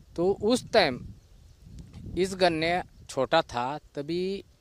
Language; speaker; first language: Hindi; non-native, local second language; Marathi